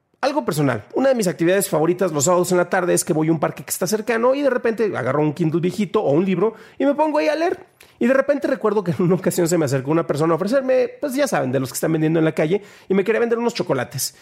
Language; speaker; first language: Spanish; native; Spanish